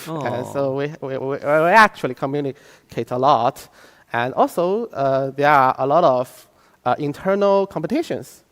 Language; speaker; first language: English; non-native, fluent; Chinese